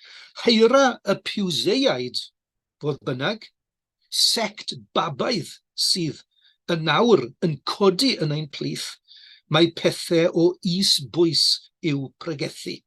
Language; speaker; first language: Welsh; native; Welsh